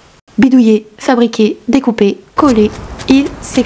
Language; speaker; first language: French; native; French